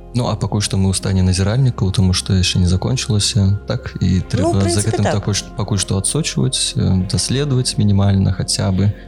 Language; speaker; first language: Belarusian; non-native, local second language; Russian